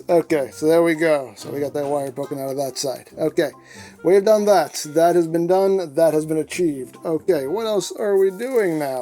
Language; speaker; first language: English; native; English